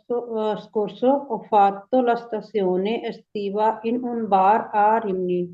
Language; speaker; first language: Italian; non-native, learner; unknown